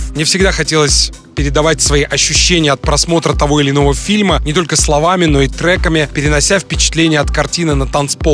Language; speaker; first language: Russian; native; Russian